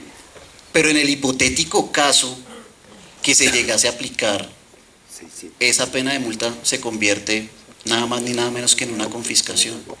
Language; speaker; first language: Spanish; native; Spanish